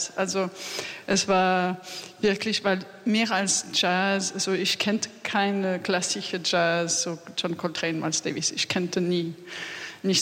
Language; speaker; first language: German; non-native, learner; French